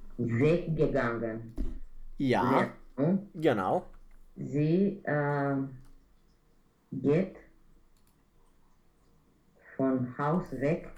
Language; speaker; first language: German; non-native, learner; Romanian